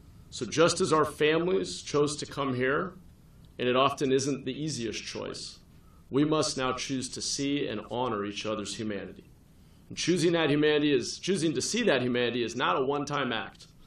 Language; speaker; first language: English; native; English